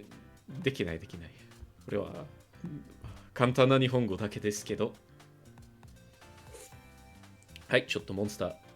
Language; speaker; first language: Japanese; non-native, learner; English